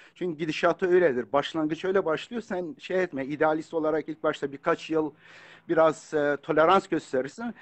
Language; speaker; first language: Turkish; non-native, local second language; Kurdish